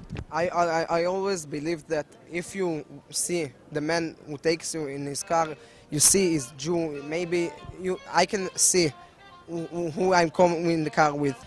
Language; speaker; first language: English; non-native, learner; Hebrew